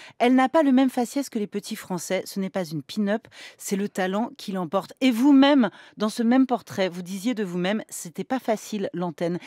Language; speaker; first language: French; native; French